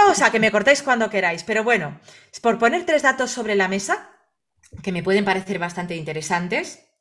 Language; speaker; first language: Spanish; native; Spanish